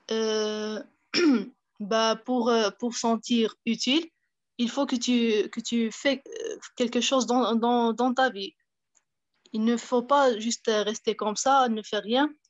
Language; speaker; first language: French; non-native, fluent; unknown